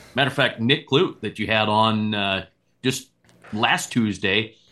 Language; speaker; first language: English; native; English